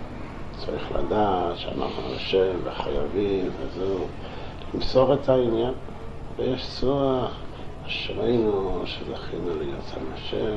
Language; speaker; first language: Hebrew; non-native, local second language; Yiddish